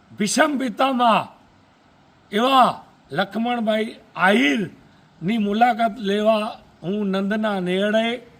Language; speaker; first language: Gujarati; non-native, local second language; Sindhi